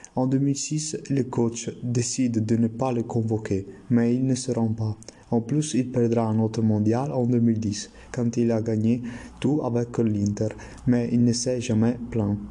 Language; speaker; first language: French; non-native, learner; Italian